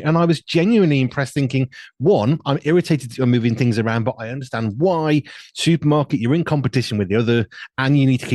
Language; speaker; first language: English; native; English